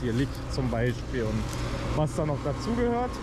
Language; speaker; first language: German; native; German